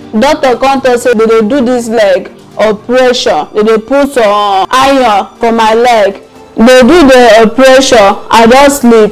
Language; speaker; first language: Nigerian Pidgin; non-native, local second language; Igbo